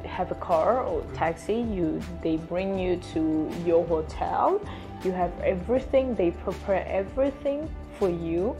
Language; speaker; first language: English; non-native, fluent; Swedish